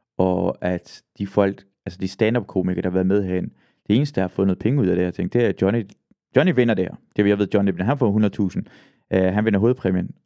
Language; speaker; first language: Danish; early bilingual, other home language; Persian